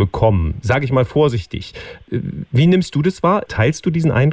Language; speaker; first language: German; native; German